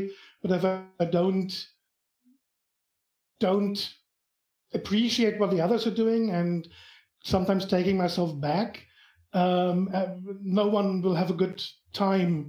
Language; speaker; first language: English; non-native, fluent; German